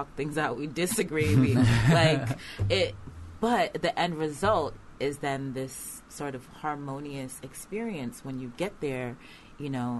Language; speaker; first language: English; native; English